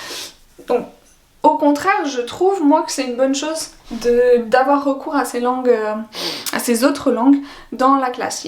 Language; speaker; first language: French; native; French